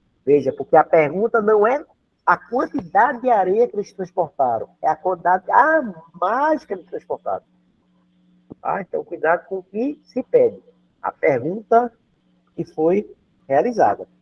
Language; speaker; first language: Portuguese; native; Portuguese